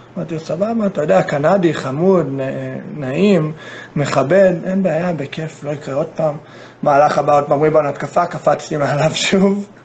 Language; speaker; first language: Hebrew; non-native, fluent; English